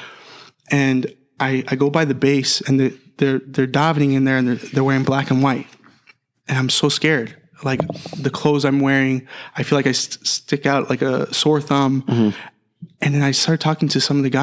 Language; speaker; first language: English; native; English